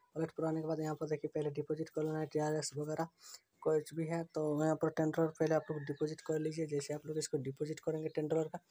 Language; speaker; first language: Hindi; native; Hindi